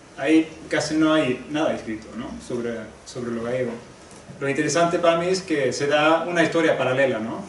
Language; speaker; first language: Spanish; non-native, fluent; Swedish